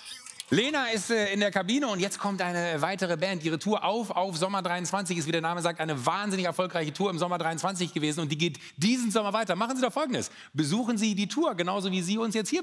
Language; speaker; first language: German; native; German